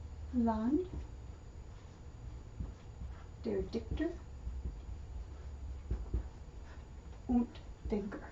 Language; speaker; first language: German; non-native, learner; English